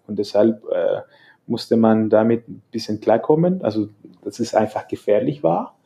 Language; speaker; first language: German; non-native, fluent; Spanish